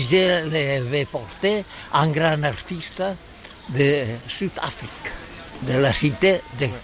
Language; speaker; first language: French; non-native, learner; Catalan